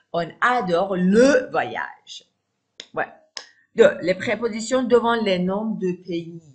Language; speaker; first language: French; non-native, fluent; Persian